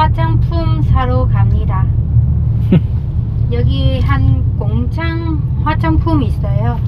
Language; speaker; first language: Korean; non-native, fluent; Vietnamese